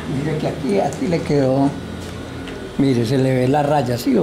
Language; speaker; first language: Spanish; native; Spanish